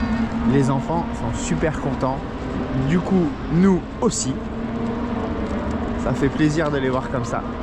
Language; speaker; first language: French; native; French